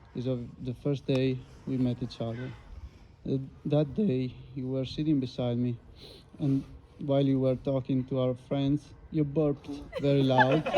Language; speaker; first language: English; non-native, fluent; Italian